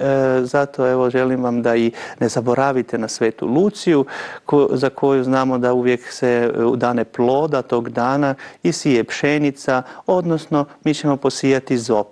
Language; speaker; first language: Croatian; native; Croatian